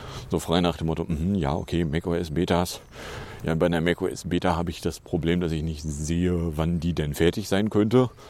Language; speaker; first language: German; native; German